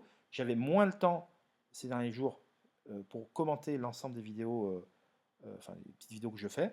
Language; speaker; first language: French; native; French